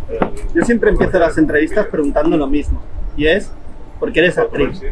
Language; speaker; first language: Spanish; native; Spanish